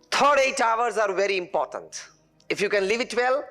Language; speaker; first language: English; non-native, local second language; Gujarati